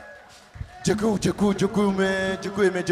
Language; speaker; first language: Czech; non-native, learner; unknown